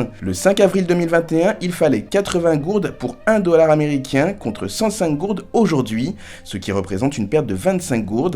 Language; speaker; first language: French; non-native, local second language; Haitian Creole